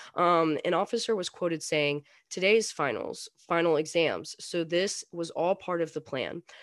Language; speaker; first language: English; native; English